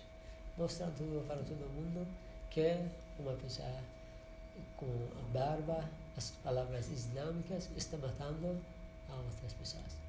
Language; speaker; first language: Portuguese; non-native, learner; Persian